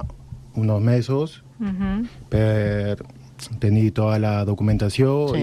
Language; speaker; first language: Catalan; non-native, fluent; Spanish